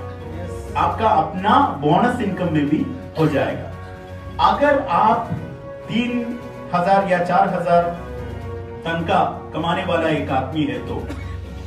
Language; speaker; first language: Hindi; non-native, fluent; Bangla